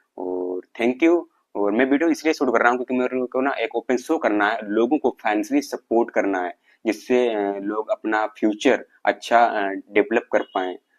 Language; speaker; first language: Hindi; native; Hindi